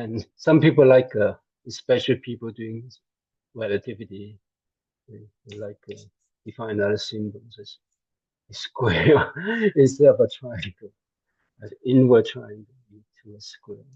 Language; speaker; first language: English; non-native, fluent; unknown